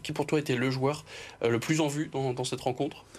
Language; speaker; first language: French; native; French